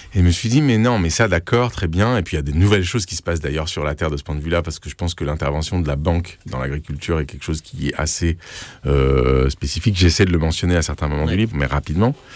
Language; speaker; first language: French; non-native, local second language; English